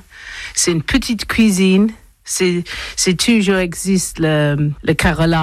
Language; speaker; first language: French; non-native, learner; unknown